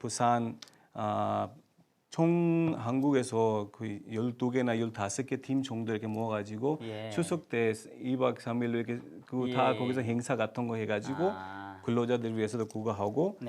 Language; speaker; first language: Korean; non-native, fluent; Urdu